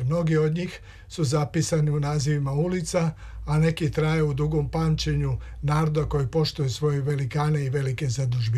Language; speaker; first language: Serbian; native; Serbian